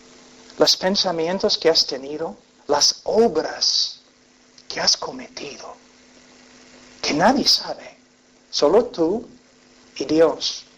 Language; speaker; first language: Spanish; non-native, fluent; English